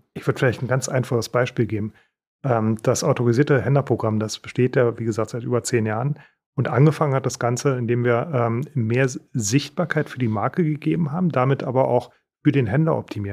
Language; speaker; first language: German; native; German